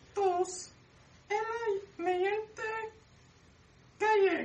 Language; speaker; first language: Spanish; non-native, learner; English